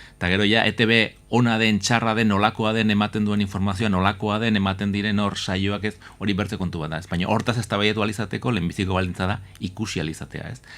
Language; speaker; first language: Basque; native; Basque